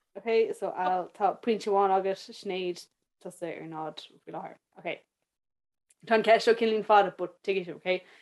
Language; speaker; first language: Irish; native; Irish